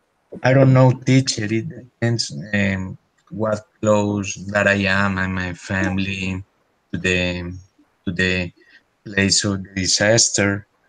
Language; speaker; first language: English; non-native, learner; Spanish